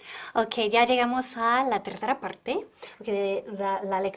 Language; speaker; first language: Spanish; non-native, fluent; English